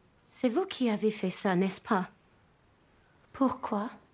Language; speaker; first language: French; non-native, fluent; English